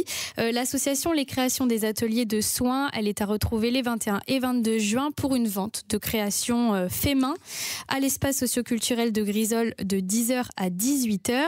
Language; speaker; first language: French; native; French